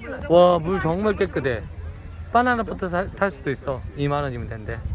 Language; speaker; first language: Korean; native; Korean